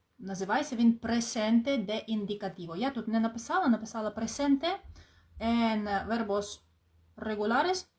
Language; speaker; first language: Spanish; non-native, fluent; Ukrainian